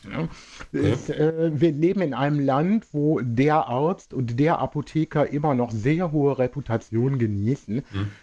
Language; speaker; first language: German; native; German